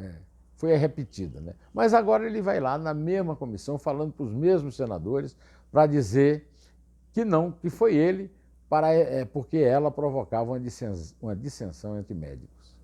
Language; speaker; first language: Portuguese; native; Portuguese